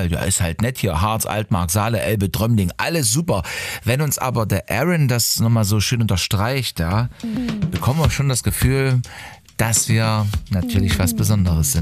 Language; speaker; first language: German; native; German